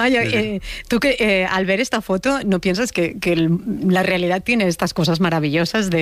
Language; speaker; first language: Spanish; native; Spanish